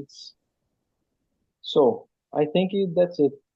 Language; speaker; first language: English; non-native, learner; Portuguese